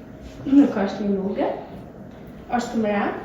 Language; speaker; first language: Albanian; early bilingual, heritage; Albanian